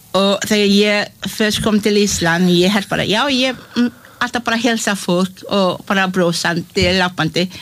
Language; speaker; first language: Icelandic; non-native, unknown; Malay